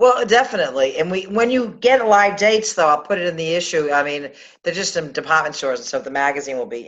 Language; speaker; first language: English; native; English